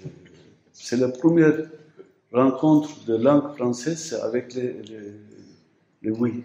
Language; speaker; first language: French; non-native, fluent; Turkish